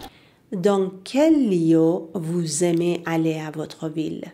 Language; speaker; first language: French; non-native, fluent; Persian